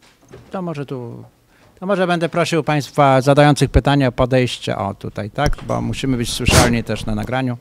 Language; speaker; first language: Polish; native; Polish